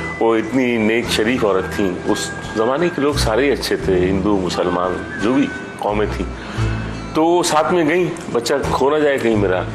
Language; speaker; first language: Hindi; native; Hindi